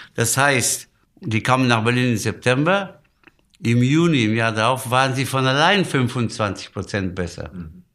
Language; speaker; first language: German; non-native, fluent; Spanish